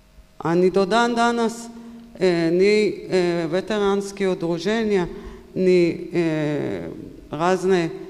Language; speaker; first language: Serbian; non-native, learner; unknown